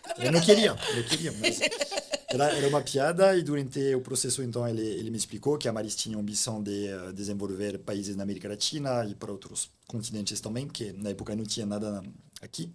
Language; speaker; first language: Portuguese; non-native, fluent; French